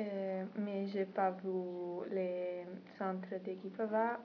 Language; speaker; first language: French; non-native, learner; Italian